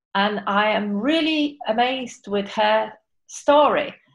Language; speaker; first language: English; non-native, fluent; Polish